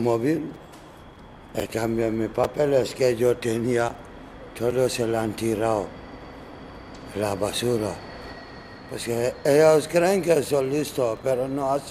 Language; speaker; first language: Spanish; non-native, learner; Arabic